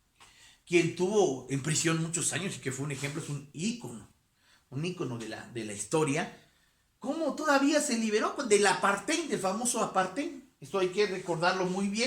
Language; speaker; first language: Spanish; native; Spanish